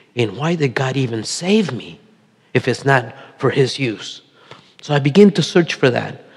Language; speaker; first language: English; early bilingual, other home language; Spanish